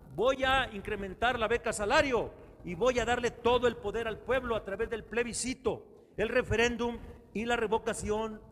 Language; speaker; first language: Spanish; native; Spanish